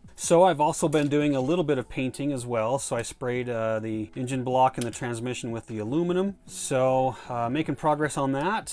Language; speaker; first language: English; native; English